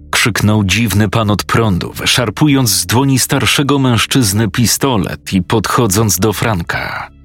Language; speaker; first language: Polish; native; Polish